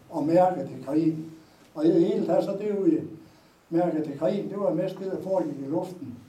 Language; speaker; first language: Danish; native; Danish